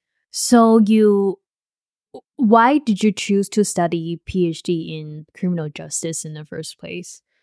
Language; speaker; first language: English; non-native, fluent; Chinese